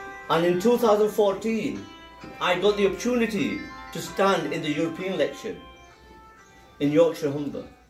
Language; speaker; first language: English; early bilingual, other home language; Punjabi